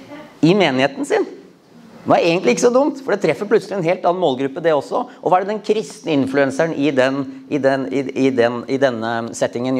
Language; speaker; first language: Norwegian; native; Norwegian